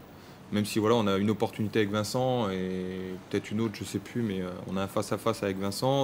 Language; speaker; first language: French; native; French